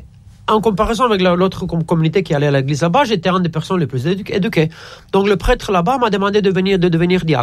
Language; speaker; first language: French; non-native, fluent; Romanian